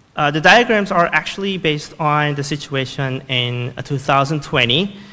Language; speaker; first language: English; non-native, fluent; Korean